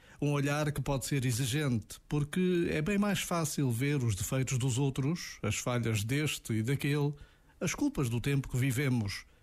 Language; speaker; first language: Portuguese; native; Portuguese